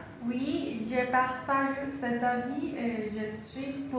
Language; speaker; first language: French; non-native, learner; Spanish